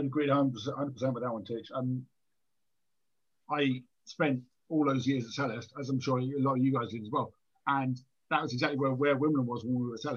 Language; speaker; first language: English; native; English